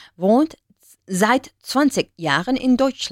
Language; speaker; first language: German; non-native, learner; Spanish